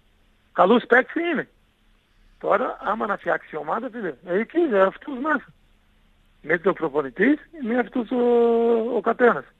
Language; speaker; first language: Greek; non-native, learner; Portuguese